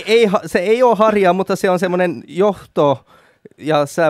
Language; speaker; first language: Finnish; non-native, local second language; Swedish